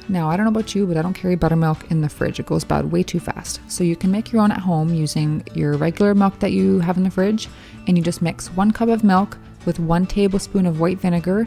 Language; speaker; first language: English; native; English